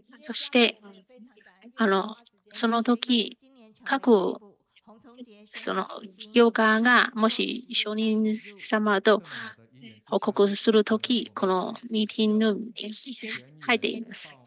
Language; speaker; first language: Japanese; non-native, learner; Chinese